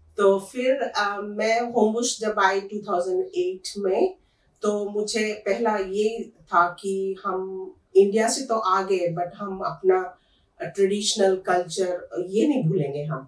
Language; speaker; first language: Hindi; non-native, local second language; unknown